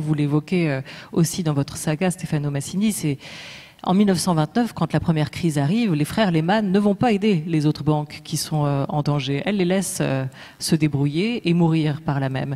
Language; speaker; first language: French; native; French